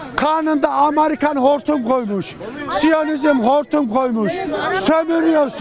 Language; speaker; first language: Turkish; native; Turkish